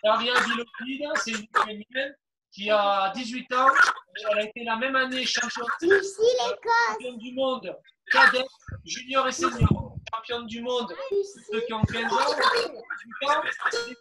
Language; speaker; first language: French; native; French